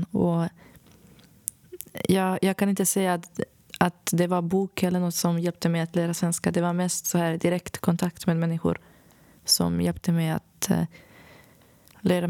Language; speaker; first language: Swedish; non-native, fluent; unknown